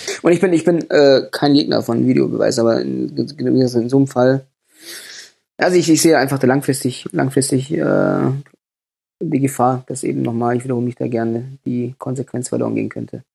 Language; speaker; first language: German; native; German